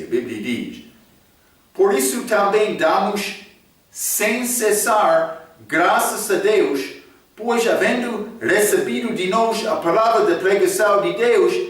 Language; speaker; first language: Portuguese; non-native, fluent; English